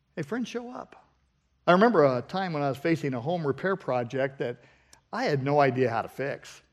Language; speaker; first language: English; native; English